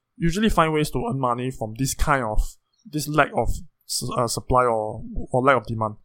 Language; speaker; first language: English; native; English